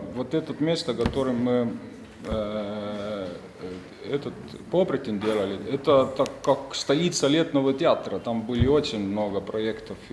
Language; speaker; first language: Russian; non-native, fluent; Estonian